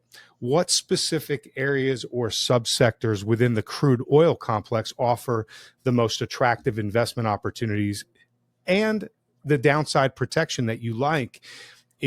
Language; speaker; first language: English; native; English